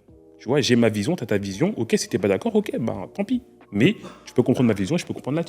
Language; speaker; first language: French; native; French